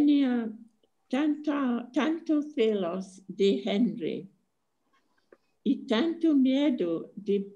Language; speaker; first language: Spanish; non-native, fluent; English